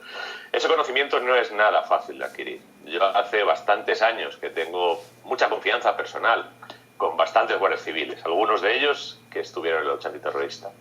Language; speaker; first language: Spanish; native; Spanish